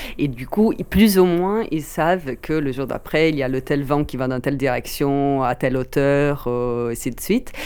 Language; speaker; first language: French; non-native, fluent; Italian